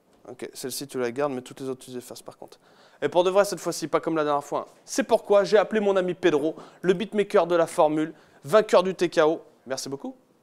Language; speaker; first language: French; native; French